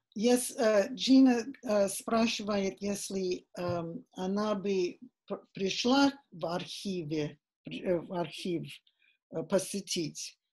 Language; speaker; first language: Russian; non-native, fluent; English